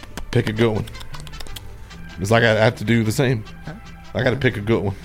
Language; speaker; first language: English; native; English